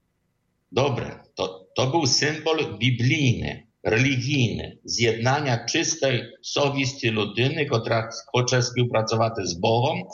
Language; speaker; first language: Polish; non-native, learner; Ukrainian